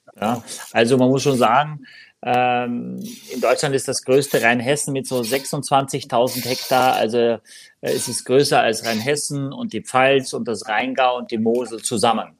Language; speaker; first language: German; native; German